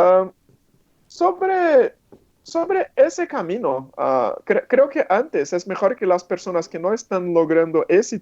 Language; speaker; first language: Spanish; non-native, fluent; Portuguese